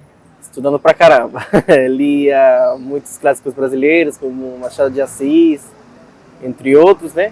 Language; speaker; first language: Portuguese; non-native, fluent; Spanish